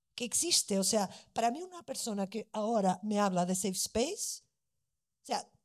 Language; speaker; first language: Spanish; non-native, fluent; Portuguese